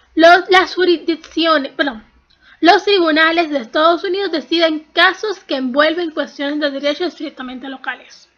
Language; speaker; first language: Spanish; native; Spanish